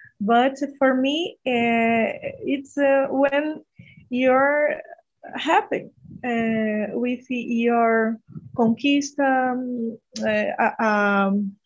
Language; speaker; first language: English; non-native, learner; Portuguese